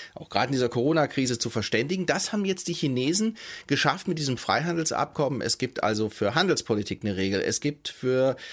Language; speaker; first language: German; native; German